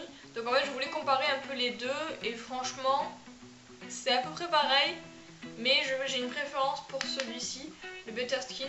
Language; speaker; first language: French; native; French